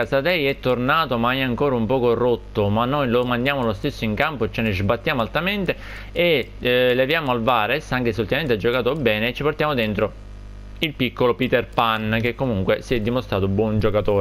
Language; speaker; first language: Italian; native; Italian